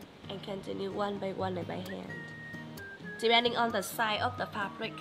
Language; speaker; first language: English; non-native, fluent; Vietnamese